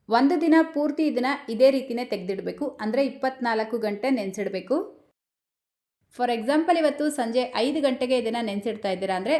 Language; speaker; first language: Kannada; native; Kannada